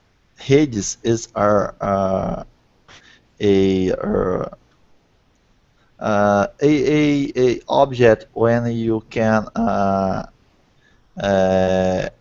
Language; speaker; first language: English; non-native, learner; Portuguese